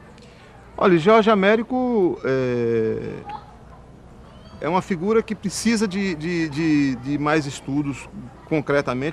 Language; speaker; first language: Portuguese; native; Portuguese